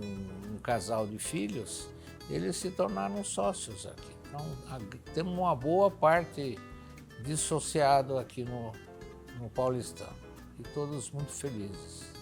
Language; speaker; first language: Portuguese; early bilingual, other home language; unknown